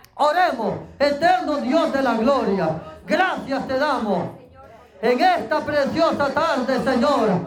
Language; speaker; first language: Spanish; native; Spanish